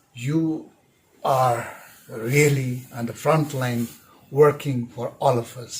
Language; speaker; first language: English; non-native, local second language; Nepali